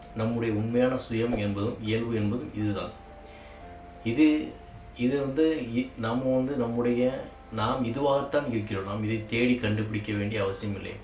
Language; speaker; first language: Tamil; native; Tamil